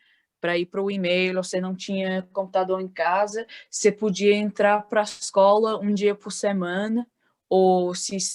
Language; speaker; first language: Portuguese; early bilingual, heritage; Portuguese